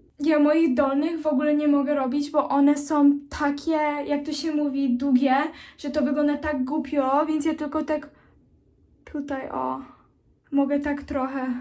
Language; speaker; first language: Polish; early bilingual, heritage; Polish